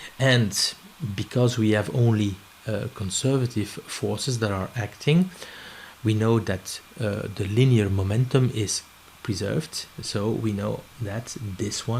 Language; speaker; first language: English; non-native, fluent; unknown